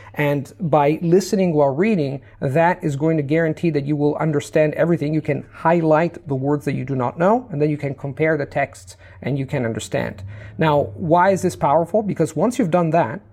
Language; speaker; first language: English; non-native, fluent; Italian